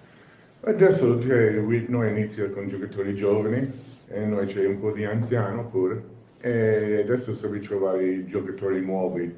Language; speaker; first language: Italian; non-native, learner; English